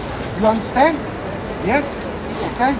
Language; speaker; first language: English; non-native, learner; Italian